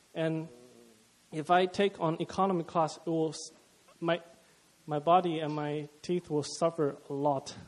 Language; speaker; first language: English; non-native, fluent; Chinese